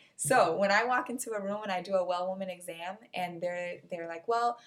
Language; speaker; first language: English; non-native, fluent; Portuguese